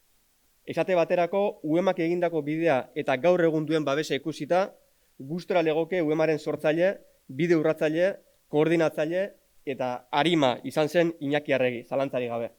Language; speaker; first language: Basque; native; Basque